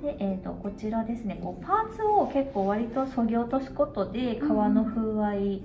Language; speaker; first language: Japanese; native; Japanese